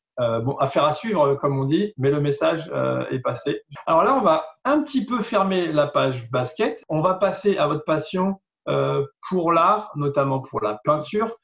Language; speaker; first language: French; native; French